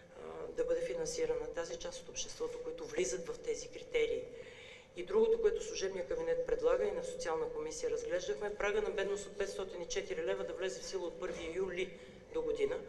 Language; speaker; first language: Bulgarian; native; Bulgarian